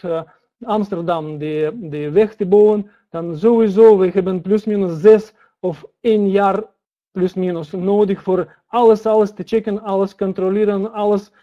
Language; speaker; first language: Dutch; non-native, learner; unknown